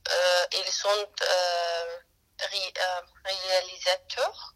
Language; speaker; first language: French; non-native, learner; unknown